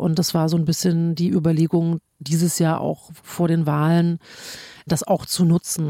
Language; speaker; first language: German; native; German